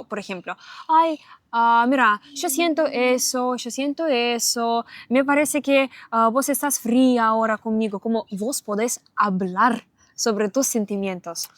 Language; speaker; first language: Spanish; non-native, learner; Russian